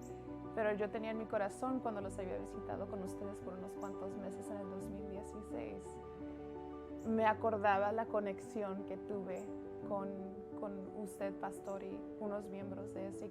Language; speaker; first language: Spanish; early bilingual, heritage; Spanish